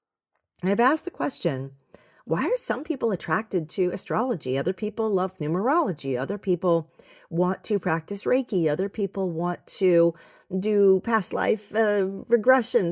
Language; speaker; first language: English; native; English